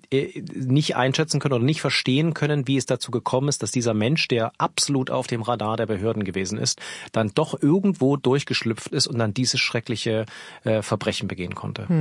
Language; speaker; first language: German; native; German